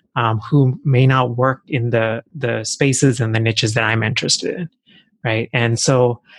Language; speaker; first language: English; native; English